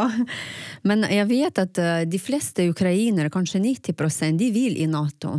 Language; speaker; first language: Norwegian; non-native, fluent; Russian